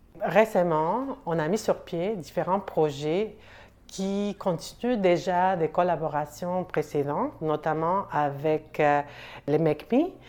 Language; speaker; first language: French; non-native, fluent; Spanish